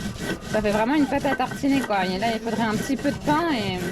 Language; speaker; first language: French; native; French